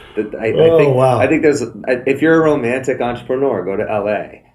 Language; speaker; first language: English; native; English